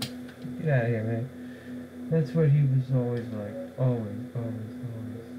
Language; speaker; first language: English; native; English